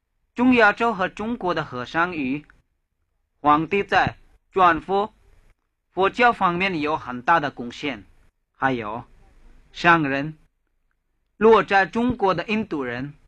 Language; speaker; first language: Chinese; non-native, fluent; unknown